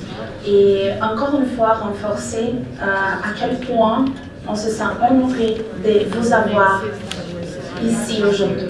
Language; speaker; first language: French; non-native, fluent; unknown